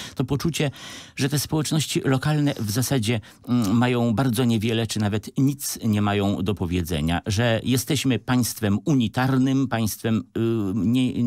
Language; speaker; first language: Polish; native; Polish